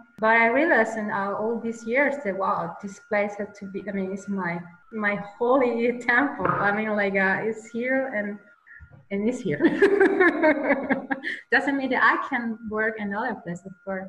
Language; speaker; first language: English; non-native, learner; Spanish